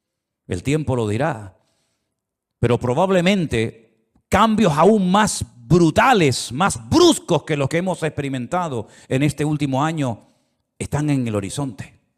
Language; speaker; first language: Spanish; native; Spanish